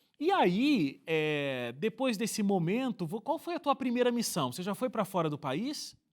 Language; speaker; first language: Portuguese; native; Portuguese